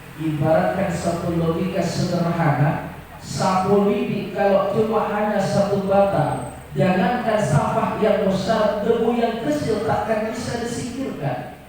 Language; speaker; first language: Indonesian; non-native, local second language; Minangkabau